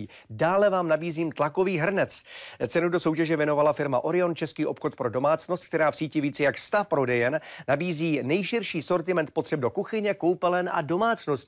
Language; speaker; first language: Czech; native; Czech